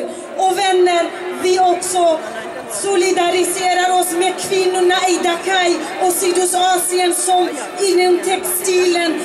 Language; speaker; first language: Swedish; non-native, fluent; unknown